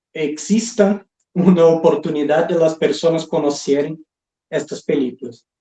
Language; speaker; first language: Spanish; non-native, fluent; Portuguese